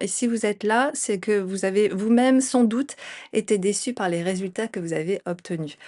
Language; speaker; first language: French; native; French